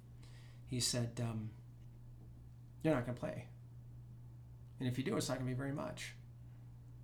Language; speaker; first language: English; native; English